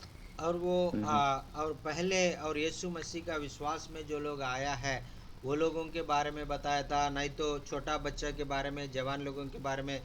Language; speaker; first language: Hindi; non-native, local second language; Telugu